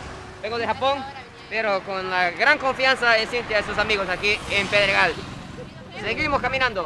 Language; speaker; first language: Spanish; non-native, fluent; Japanese